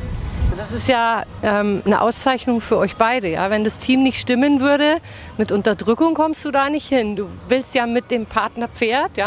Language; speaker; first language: German; native; German